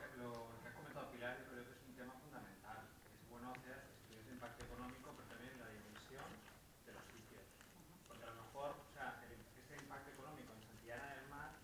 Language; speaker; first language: Spanish; native; Spanish